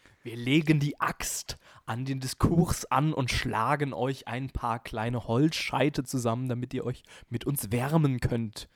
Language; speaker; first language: German; native; German